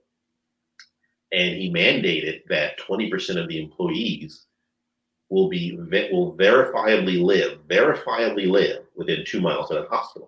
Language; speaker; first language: English; native; English